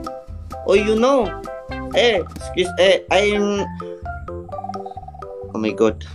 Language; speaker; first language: English; non-native, learner; Indonesian